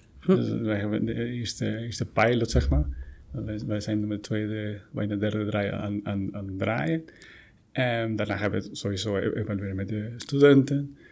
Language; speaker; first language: Dutch; non-native, fluent; Spanish